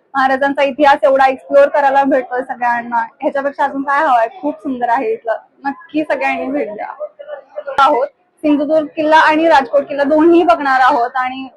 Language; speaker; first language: Marathi; native; Marathi